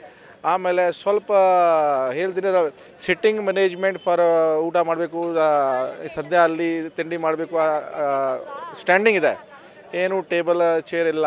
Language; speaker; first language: Kannada; non-native, learner; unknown